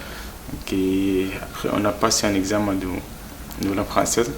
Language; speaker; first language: French; non-native, learner; Arabic